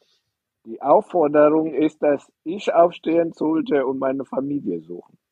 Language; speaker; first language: German; non-native, fluent; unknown